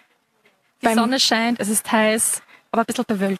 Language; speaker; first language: German; native; German